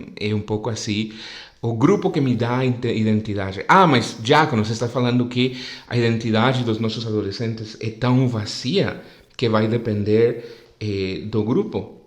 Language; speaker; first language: Portuguese; non-native, fluent; Spanish